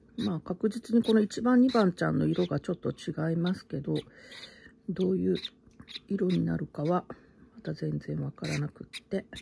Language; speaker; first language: Japanese; native; Japanese